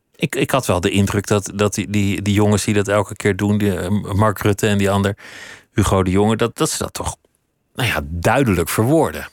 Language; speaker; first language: Dutch; native; Dutch